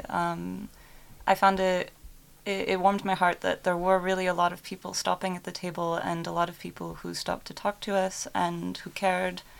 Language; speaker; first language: English; early bilingual, other home language; Ukrainian